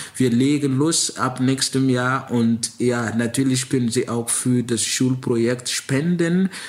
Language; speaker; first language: German; non-native, fluent; Mossi